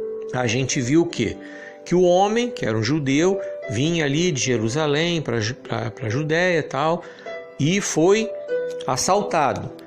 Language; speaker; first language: Portuguese; native; Portuguese